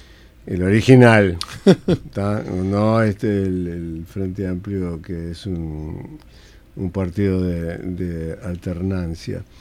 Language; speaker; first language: Spanish; native; Spanish